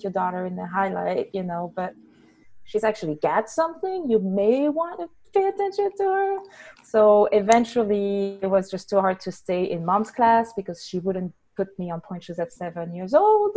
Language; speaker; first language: English; non-native, fluent; French